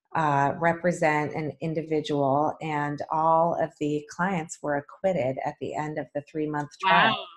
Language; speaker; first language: English; native; English